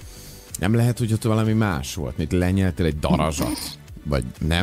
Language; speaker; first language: Hungarian; native; Hungarian